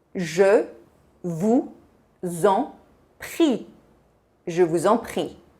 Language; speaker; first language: French; non-native, fluent; Portuguese